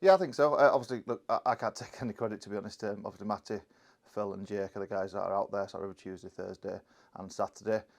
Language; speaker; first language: English; native; English